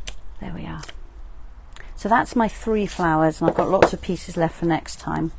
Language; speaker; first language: English; native; English